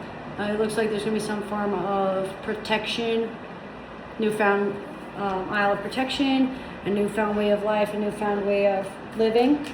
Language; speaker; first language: English; native; English